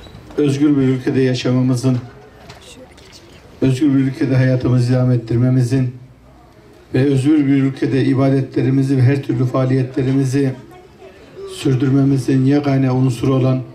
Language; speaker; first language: Turkish; native; Turkish